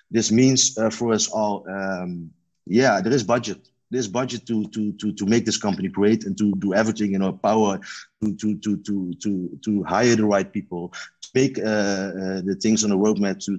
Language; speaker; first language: English; non-native, learner; Dutch